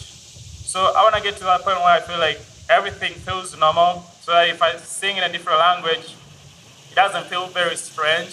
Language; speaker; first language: English; non-native, local second language; Ganda